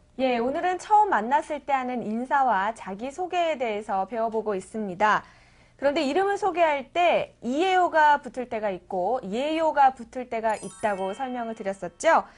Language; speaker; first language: Korean; native; Korean